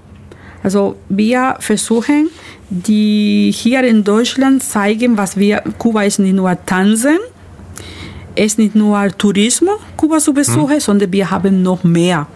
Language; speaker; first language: German; non-native, learner; Spanish